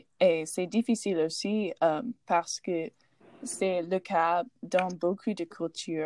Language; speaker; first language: French; non-native, learner; English